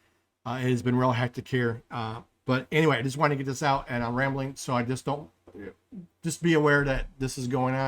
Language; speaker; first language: English; native; English